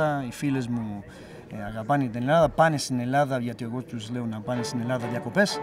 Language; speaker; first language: Greek; non-native, fluent; Spanish